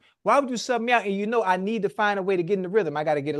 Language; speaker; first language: English; native; English